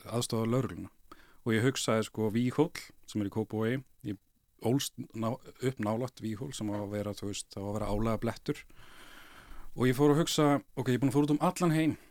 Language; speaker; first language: Icelandic; native; Icelandic